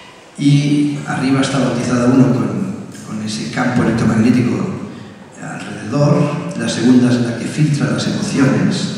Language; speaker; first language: Spanish; native; Spanish